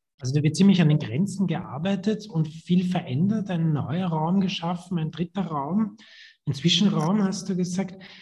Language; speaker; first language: German; native; German